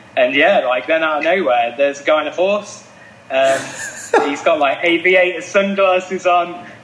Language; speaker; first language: English; native; English